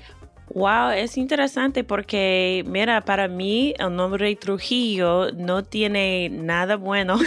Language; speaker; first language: Spanish; non-native, fluent; English